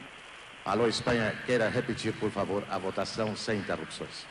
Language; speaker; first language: Portuguese; native; Portuguese